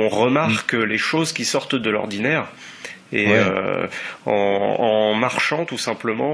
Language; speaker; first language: French; native; French